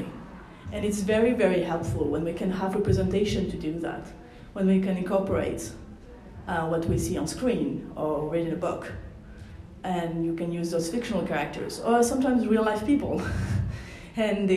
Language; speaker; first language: English; non-native, fluent; French